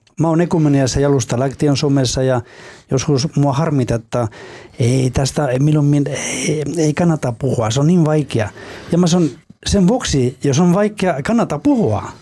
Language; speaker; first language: Finnish; non-native, fluent; Spanish